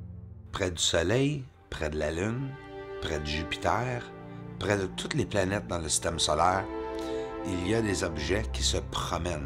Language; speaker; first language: French; native; French